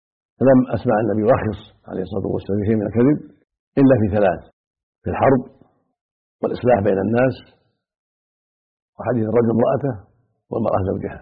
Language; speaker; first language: Arabic; native; Arabic